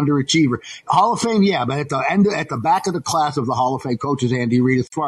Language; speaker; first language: English; native; English